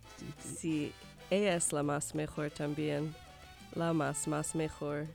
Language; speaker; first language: Spanish; non-native, learner; English